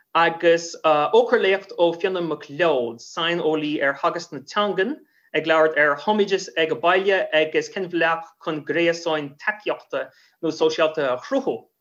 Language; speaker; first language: Irish; non-native, fluent; English